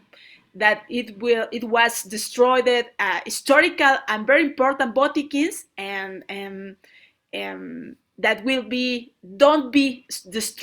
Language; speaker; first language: English; non-native, learner; Spanish